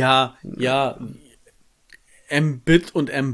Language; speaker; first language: German; native; German